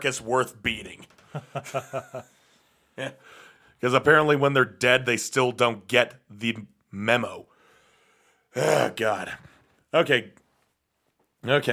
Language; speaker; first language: English; native; English